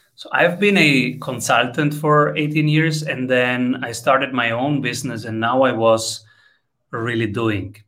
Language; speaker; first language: English; non-native, fluent; Italian